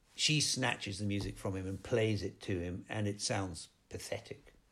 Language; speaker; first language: English; native; English